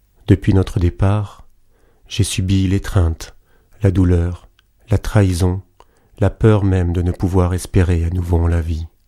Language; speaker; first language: French; native; French